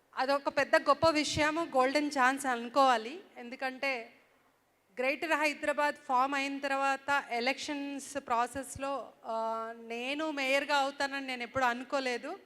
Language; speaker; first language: Telugu; native; Telugu